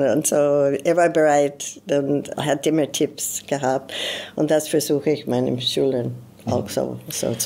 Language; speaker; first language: German; non-native, fluent; English